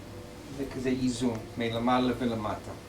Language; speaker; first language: Hebrew; non-native, fluent; English